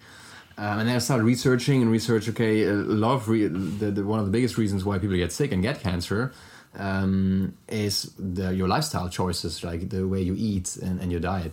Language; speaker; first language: English; non-native, fluent; German